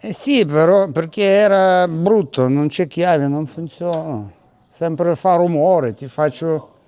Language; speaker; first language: Italian; non-native, learner; Russian